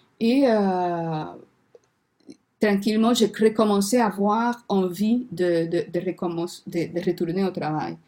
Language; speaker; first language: French; non-native, fluent; Spanish